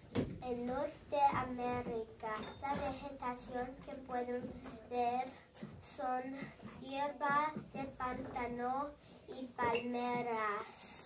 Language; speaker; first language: Spanish; non-native, learner; English